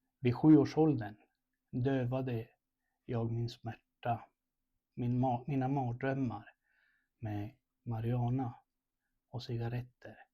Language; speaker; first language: Swedish; early bilingual, other home language; Spanish